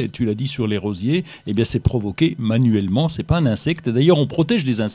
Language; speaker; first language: French; native; French